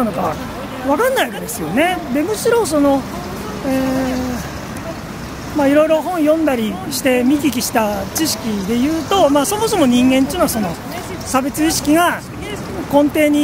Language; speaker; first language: Japanese; native; Japanese